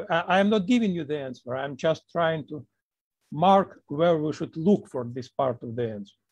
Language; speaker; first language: English; non-native, fluent; Ukrainian